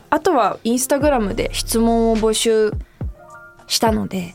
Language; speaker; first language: Japanese; native; Japanese